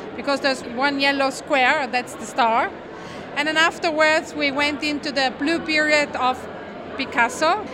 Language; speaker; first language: English; non-native, fluent; Italian